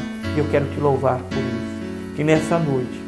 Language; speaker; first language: Portuguese; native; Portuguese